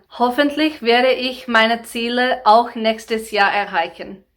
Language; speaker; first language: German; non-native, fluent; English